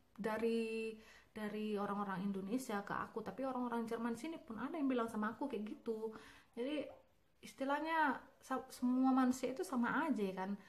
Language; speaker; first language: Indonesian; native; Indonesian